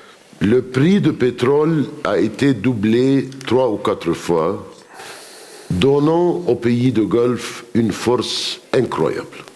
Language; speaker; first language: French; non-native, fluent; Arabic